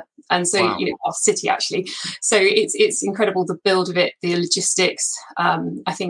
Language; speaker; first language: English; native; English